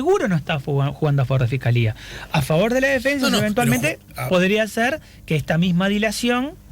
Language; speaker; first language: Spanish; native; Spanish